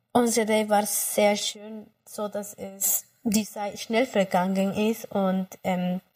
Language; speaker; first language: German; non-native, fluent; Spanish